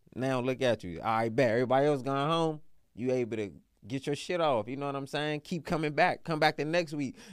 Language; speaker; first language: English; native; English